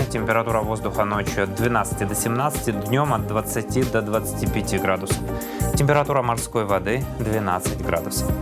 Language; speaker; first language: Russian; native; Russian